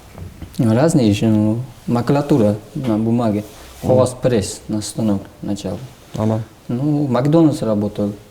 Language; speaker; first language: Russian; non-native, local second language; Uzbek